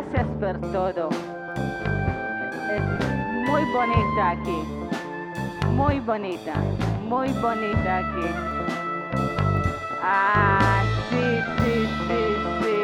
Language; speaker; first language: Spanish; non-native, learner; Hebrew